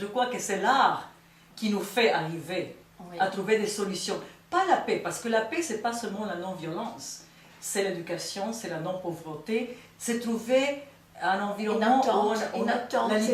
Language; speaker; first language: French; non-native, fluent; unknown